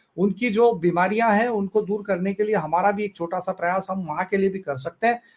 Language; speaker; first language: Hindi; native; Hindi